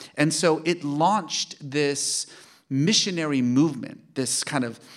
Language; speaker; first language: English; early bilingual, other home language; Persian